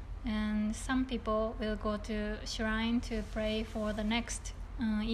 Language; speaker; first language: English; non-native, learner; Japanese